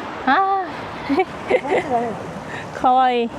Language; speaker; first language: Japanese; non-native, learner; Korean